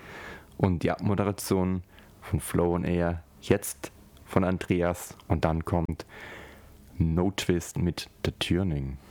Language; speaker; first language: German; native; German